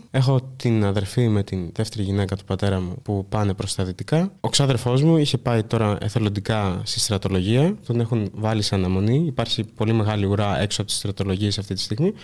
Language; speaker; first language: Greek; early bilingual, other home language; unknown